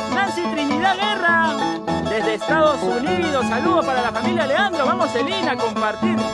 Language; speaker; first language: Spanish; non-native, local second language; Quechua